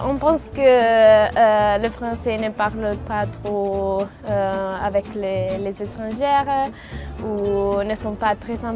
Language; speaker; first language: French; non-native, learner; Italian